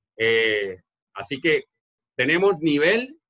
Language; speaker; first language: Spanish; native; Spanish